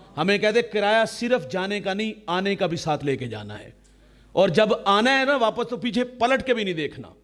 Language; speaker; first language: Urdu; non-native, local second language; Punjabi